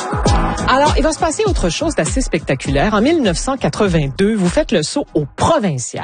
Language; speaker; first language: French; native; French